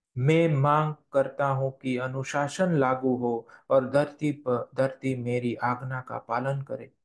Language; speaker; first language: Hindi; non-native, local second language; Gujarati